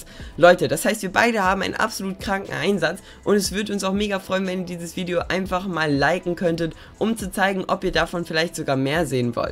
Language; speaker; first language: German; native; German